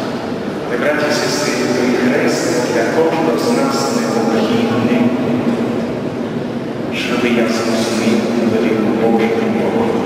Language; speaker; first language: Ukrainian; non-native, local second language; Rusyn